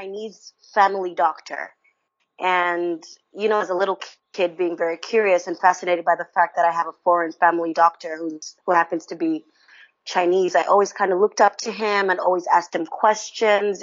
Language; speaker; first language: English; non-native, local second language; Ganda